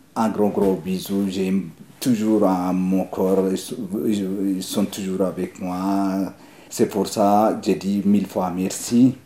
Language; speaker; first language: French; non-native, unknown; Amharic